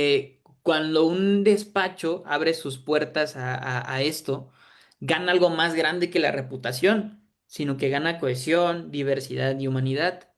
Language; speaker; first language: Spanish; native; Spanish